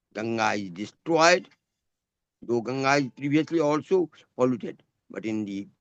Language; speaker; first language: English; non-native, local second language; Hindi